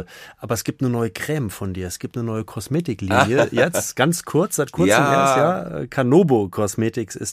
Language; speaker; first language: German; native; German